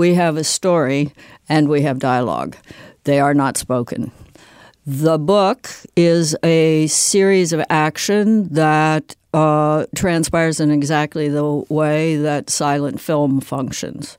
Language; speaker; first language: English; native; English